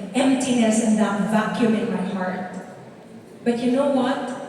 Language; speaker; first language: English; non-native, local second language; Filipino